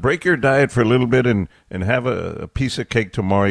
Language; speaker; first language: English; early bilingual, other home language; Spanish